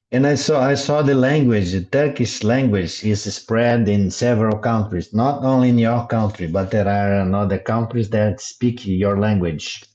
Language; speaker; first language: English; non-native, learner; Portuguese